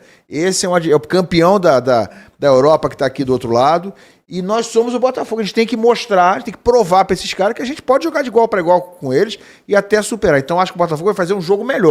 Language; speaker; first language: Portuguese; native; Portuguese